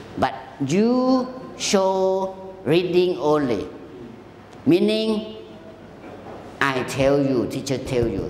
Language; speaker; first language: English; non-native, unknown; Thai